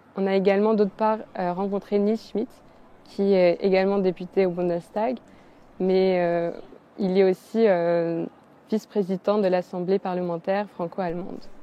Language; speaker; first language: French; native; French